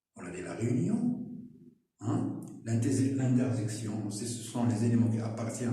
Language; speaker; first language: French; non-native, local second language; Arabic